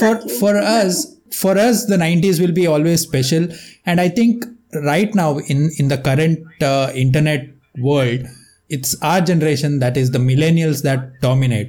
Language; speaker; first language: English; non-native, local second language; Kannada